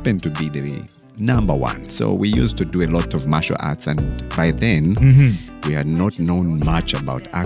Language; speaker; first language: English; non-native, local second language; Nyankole